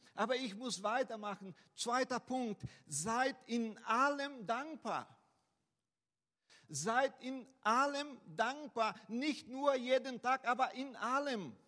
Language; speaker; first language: German; non-native, fluent; Portuguese